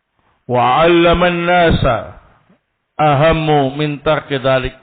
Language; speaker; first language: Arabic; non-native, fluent; Indonesian